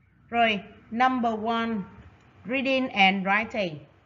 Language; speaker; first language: English; non-native, fluent; Vietnamese